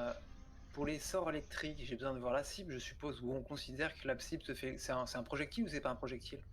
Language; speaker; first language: French; native; French